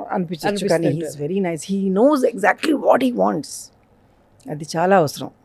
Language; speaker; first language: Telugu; non-native, local second language; Urdu